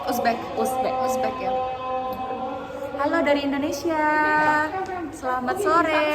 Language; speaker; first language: Indonesian; non-native, learner; Uzbek